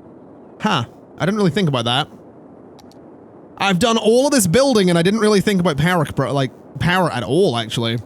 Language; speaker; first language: English; native; English